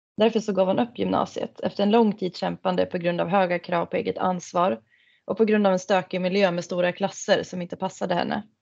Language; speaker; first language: Swedish; native; Swedish